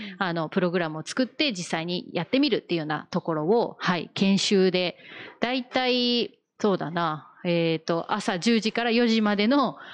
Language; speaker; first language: Japanese; native; Japanese